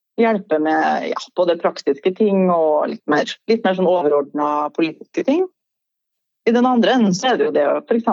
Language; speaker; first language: Norwegian; native; Norwegian